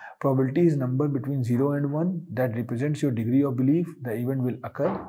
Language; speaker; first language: English; non-native, local second language; Hindi